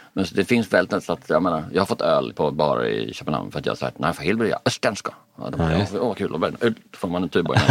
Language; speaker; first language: Swedish; native; Swedish